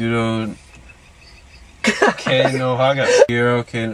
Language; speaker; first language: Spanish; non-native, learner; English